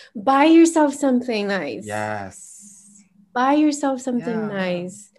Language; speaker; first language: English; early bilingual, other home language; Chinese